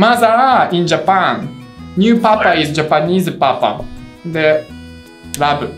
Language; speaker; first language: English; non-native, learner; Russian